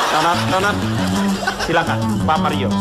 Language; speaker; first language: Indonesian; native; Indonesian